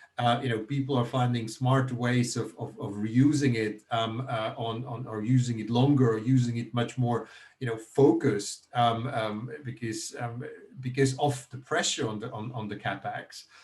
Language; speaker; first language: English; non-native, fluent; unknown